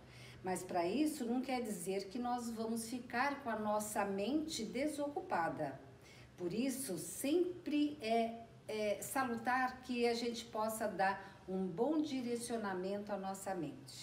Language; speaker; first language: Portuguese; native; Portuguese